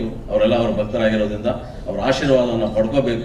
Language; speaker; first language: Kannada; native; Kannada